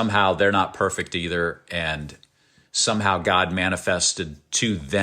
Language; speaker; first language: English; native; English